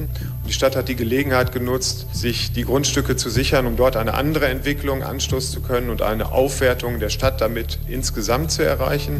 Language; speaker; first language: German; native; German